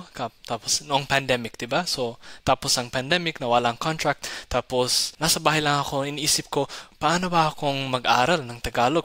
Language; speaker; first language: Filipino; non-native, fluent; Somali